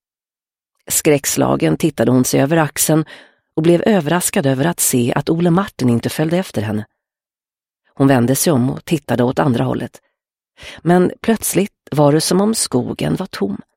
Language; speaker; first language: Swedish; native; Swedish